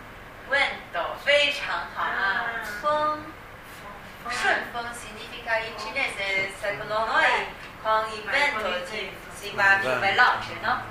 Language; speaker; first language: Italian; non-native, fluent; Chinese